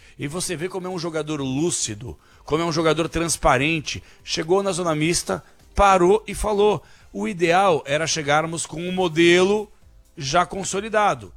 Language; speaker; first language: Portuguese; native; Portuguese